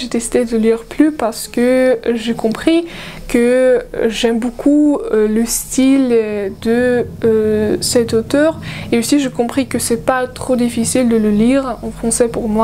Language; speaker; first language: French; non-native, fluent; Russian